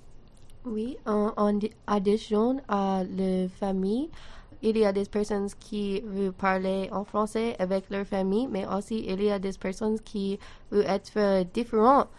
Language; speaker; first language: French; non-native, learner; English